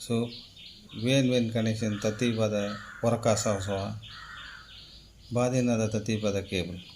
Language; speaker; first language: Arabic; non-native, learner; Tamil